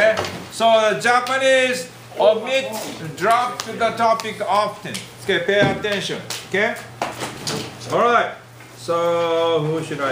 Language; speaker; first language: English; non-native, learner; Japanese